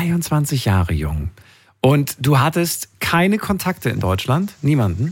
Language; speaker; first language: German; native; German